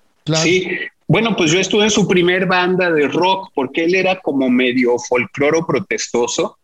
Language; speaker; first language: Spanish; native; Spanish